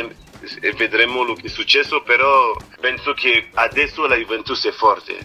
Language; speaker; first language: Italian; non-native, fluent; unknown